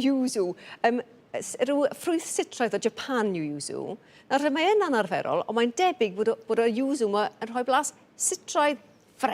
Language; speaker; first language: Welsh; native; Welsh